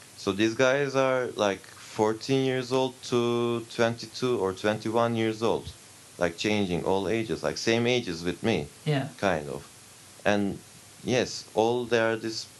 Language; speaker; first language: English; non-native, fluent; Turkish